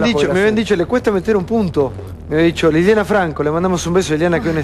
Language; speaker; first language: Spanish; native; Spanish